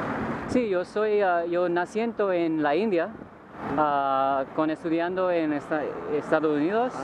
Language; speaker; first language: Spanish; non-native, learner; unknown